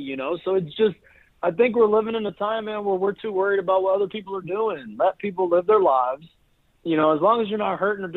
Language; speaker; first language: English; native; English